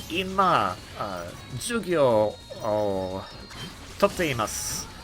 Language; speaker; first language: Japanese; non-native, learner; English